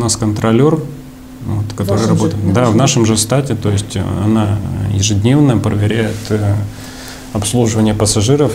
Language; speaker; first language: Russian; native; Russian